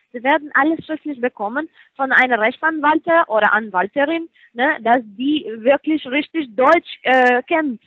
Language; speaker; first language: German; non-native, learner; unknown